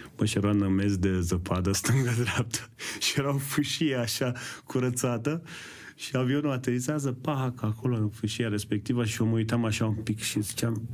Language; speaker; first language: Romanian; early bilingual, other home language; Persian